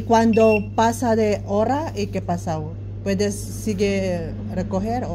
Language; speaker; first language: Spanish; non-native, learner; Filipino